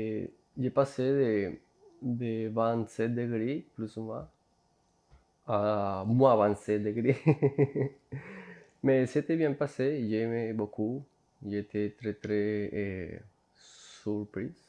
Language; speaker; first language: French; non-native, learner; Spanish